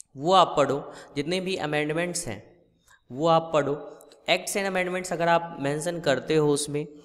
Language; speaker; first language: Hindi; native; Hindi